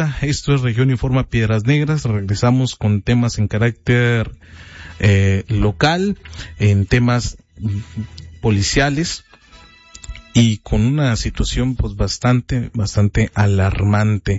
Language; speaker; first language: Spanish; native; Spanish